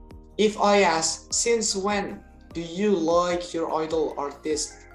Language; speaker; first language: English; non-native, learner; Indonesian